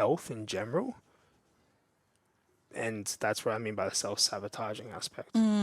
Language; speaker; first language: English; native; English